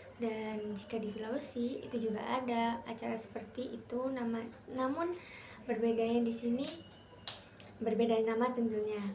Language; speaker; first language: Indonesian; native; Indonesian